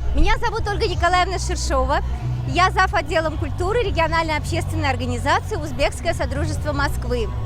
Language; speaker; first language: Russian; native; Russian